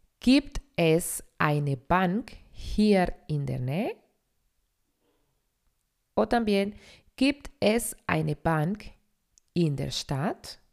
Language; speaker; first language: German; non-native, fluent; Spanish